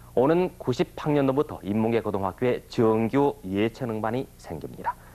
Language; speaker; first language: Korean; native; Korean